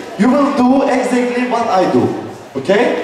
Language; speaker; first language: English; non-native, learner; Arabic